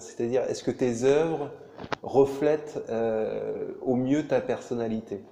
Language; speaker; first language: French; native; French